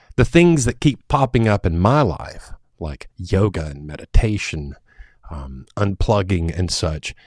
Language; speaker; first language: English; native; English